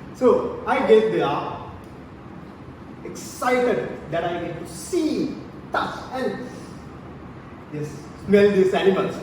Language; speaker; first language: English; non-native, local second language; Sinhala